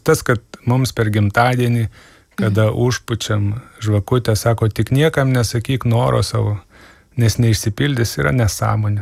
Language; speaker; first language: Lithuanian; native; Lithuanian